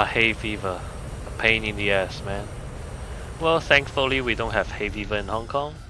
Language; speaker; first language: English; non-native, local second language; Cantonese